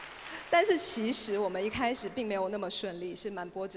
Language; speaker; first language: Chinese; native; Chinese